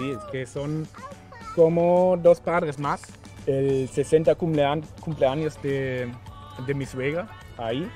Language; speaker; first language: Spanish; non-native, fluent; German